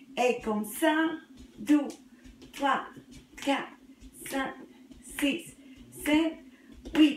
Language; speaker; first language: French; non-native, learner; Spanish